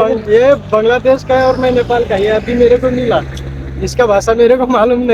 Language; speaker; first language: Hindi; non-native, learner; Nepali